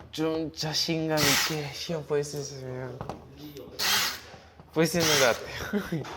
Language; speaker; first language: Korean; early bilingual, other home language; English